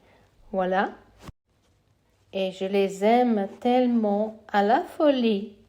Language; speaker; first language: French; non-native, fluent; Italian